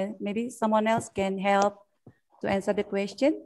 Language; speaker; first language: English; non-native, fluent; Indonesian